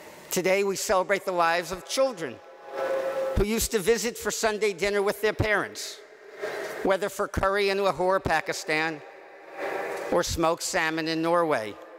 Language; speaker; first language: English; native; English